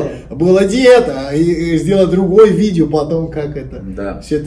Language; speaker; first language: Russian; non-native, learner; Portuguese